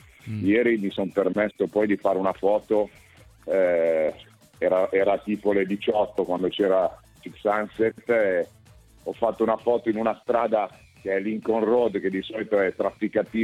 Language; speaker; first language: Italian; native; Italian